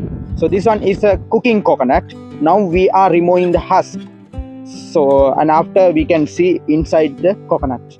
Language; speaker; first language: English; non-native, learner; Sinhala